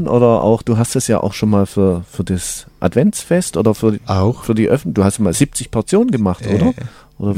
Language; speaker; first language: German; native; German